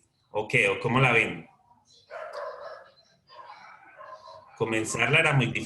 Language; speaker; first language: Spanish; native; Spanish